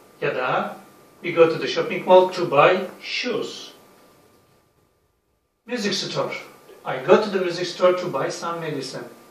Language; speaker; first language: English; non-native, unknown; Turkish